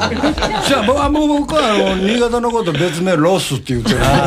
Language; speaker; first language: Japanese; native; Japanese